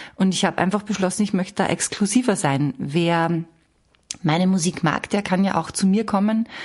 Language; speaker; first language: German; native; German